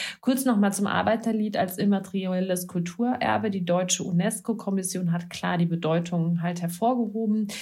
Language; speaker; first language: German; native; German